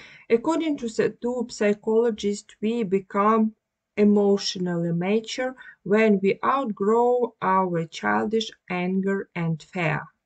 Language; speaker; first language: English; non-native, fluent; Ukrainian